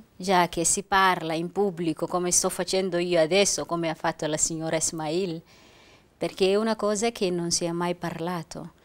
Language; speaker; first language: Italian; non-native, fluent; Somali